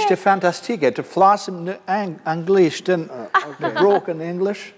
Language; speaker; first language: Albanian; native; Albanian